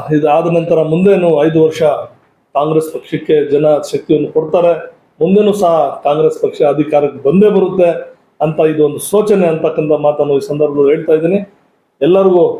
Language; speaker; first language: Kannada; non-native, local second language; Urdu